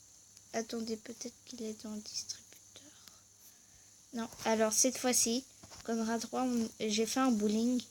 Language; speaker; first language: French; native; French